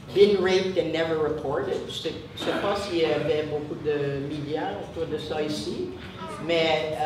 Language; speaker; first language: French; non-native, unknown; English